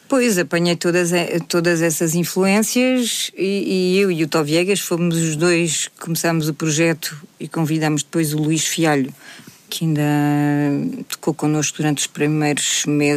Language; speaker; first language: Portuguese; native; Portuguese